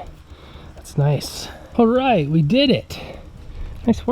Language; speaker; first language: English; native; English